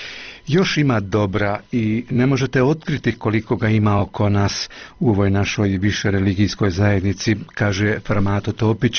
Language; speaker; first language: Croatian; native; Croatian